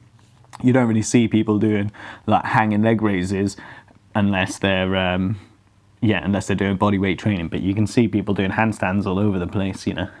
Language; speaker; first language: English; native; English